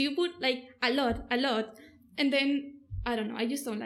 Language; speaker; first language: English; non-native, fluent; Spanish